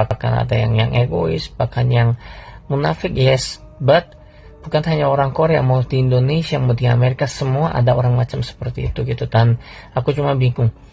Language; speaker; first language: Indonesian; non-native, fluent; Korean